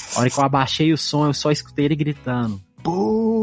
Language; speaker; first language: Portuguese; native; Portuguese